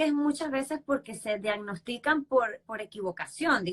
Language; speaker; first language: Spanish; native; Spanish